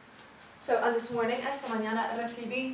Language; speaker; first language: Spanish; non-native, fluent; English